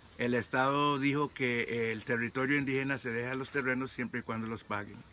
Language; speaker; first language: Spanish; native; Spanish